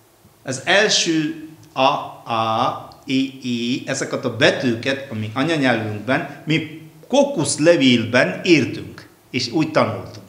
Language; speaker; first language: Hungarian; non-native, fluent; Malayalam